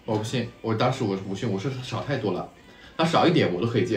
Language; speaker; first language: Chinese; native; Chinese